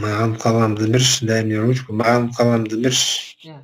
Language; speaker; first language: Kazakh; non-native, local second language; Russian